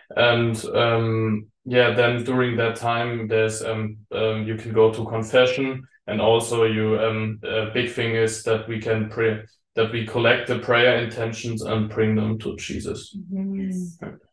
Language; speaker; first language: English; non-native, learner; German